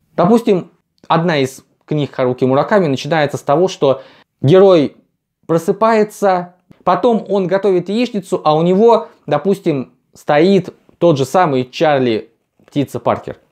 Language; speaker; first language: Russian; native; Russian